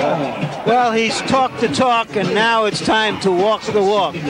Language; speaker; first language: English; native; English